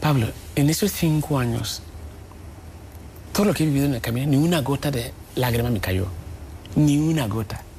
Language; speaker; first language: Spanish; non-native, fluent; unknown